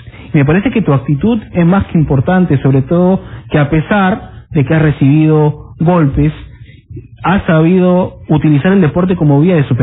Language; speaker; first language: Spanish; native; Spanish